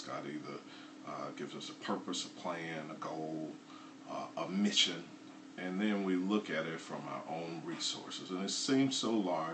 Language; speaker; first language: English; native; English